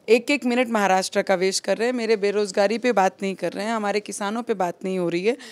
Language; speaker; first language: Hindi; non-native, local second language; Marathi